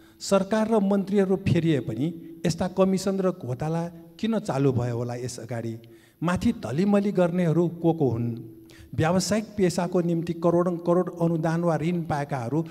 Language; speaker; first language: Nepali; non-native, local second language; Newari